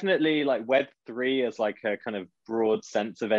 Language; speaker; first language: English; native; English